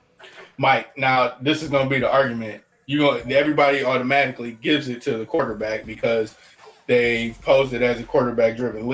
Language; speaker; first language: English; native; English